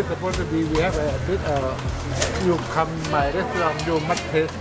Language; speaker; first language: English; non-native, learner; Thai